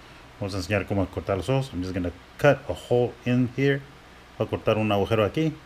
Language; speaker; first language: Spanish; early bilingual, heritage; Spanish